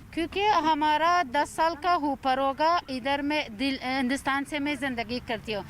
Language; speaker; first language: Hindi; non-native, learner; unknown